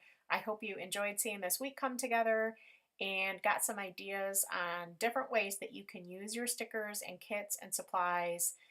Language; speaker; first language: English; native; English